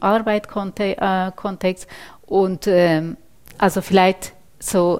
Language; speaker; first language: German; non-native, fluent; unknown